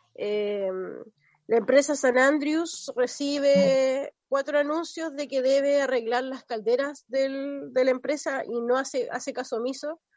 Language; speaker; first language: Spanish; native; Spanish